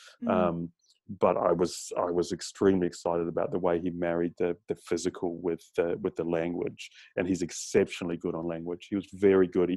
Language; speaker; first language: English; native; English